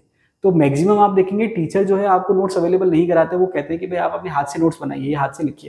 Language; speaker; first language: Hindi; native; Hindi